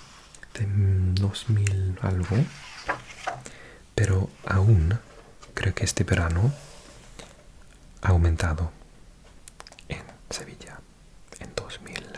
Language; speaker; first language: Spanish; non-native, fluent; English